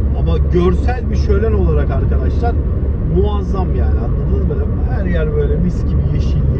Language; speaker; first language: Turkish; early bilingual, heritage; Turkish